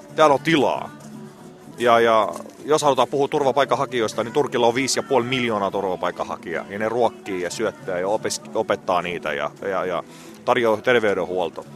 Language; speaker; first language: Finnish; non-native, fluent; Arabic